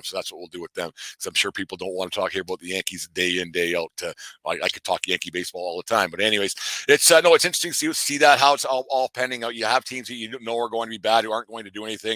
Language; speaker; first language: English; native; English